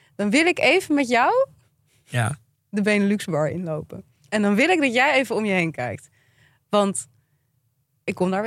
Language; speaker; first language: Dutch; native; Dutch